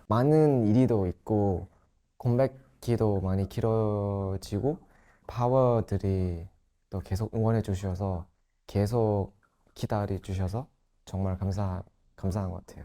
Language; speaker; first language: Korean; non-native, local second language; Thai